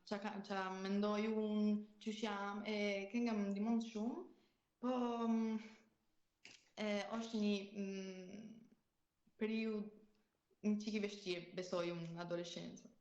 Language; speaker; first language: Albanian; early bilingual, heritage; Albanian